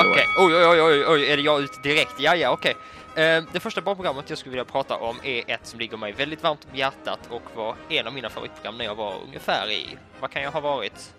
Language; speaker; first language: Swedish; native; Swedish